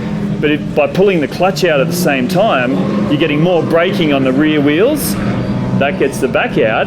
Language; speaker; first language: English; native; English